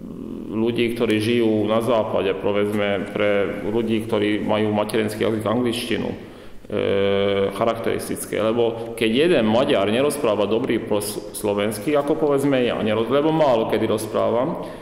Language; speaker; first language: Slovak; non-native, local second language; Hungarian